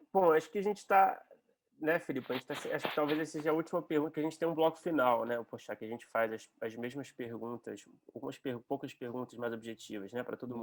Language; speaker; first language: Portuguese; native; Portuguese